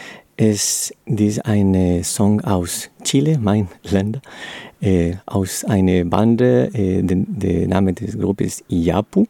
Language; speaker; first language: German; non-native, learner; Spanish